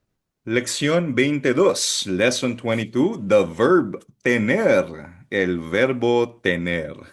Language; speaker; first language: Spanish; non-native, fluent; Filipino